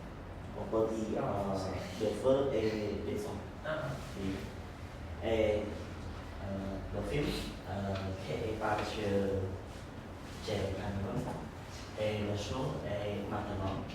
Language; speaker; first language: French; non-native, learner; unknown